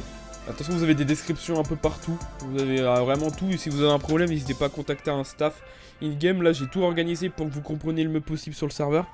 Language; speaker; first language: French; native; French